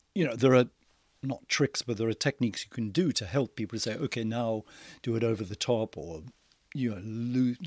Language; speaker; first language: English; native; English